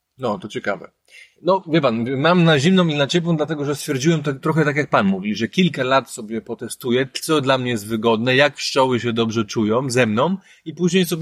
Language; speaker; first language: Polish; native; Polish